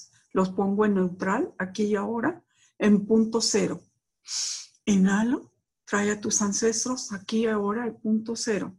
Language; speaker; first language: Spanish; native; Spanish